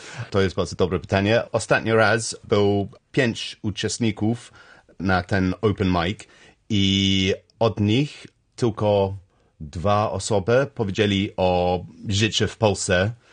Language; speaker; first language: Polish; non-native, learner; English